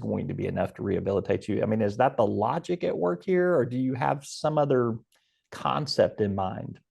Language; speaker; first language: English; native; English